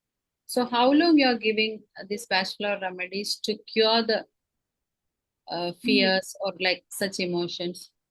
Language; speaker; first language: English; non-native, local second language; Malayalam